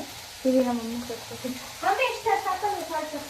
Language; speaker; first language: Kannada; native; Kannada